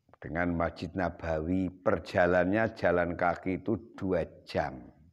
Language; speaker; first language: Indonesian; non-native, local second language; Javanese